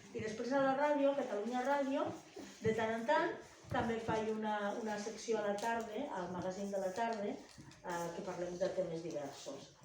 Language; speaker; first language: Catalan; native; Catalan